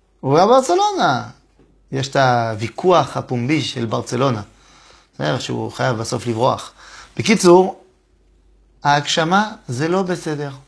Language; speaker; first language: Hebrew; non-native, fluent; French